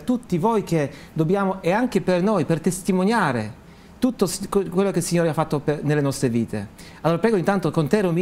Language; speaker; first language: Italian; non-native, fluent; Polish